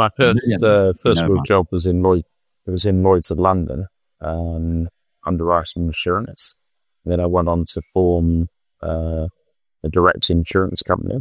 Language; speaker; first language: English; native; English